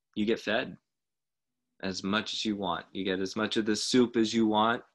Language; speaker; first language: English; native; English